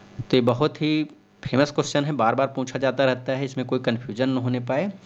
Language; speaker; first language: Hindi; native; Hindi